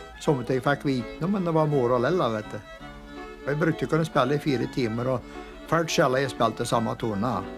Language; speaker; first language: Norwegian; early bilingual, heritage; English